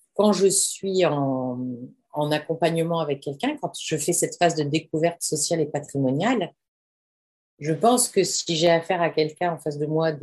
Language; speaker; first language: French; native; French